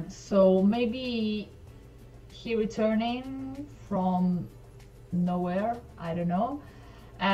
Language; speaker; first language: English; non-native, learner; Italian